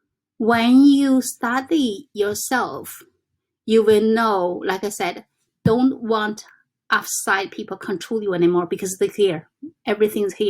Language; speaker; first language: English; non-native, fluent; Chinese